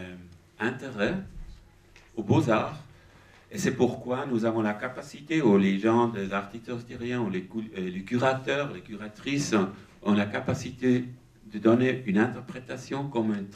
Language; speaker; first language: French; non-native, learner; German